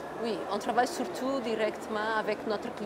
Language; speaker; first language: French; non-native, fluent; Portuguese